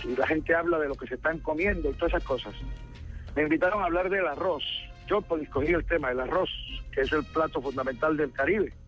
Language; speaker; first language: Spanish; native; Spanish